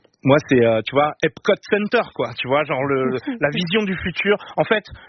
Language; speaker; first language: French; native; French